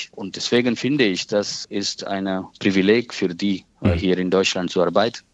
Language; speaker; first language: German; non-native, fluent; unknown